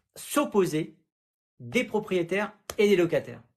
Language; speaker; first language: French; native; French